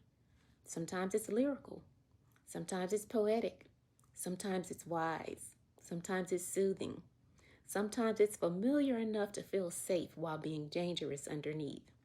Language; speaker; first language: English; native; English